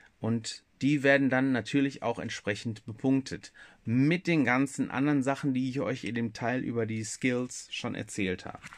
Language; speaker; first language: German; native; German